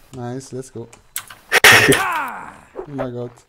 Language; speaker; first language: English; non-native, fluent; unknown